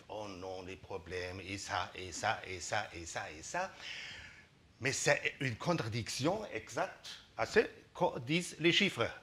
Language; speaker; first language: French; non-native, fluent; German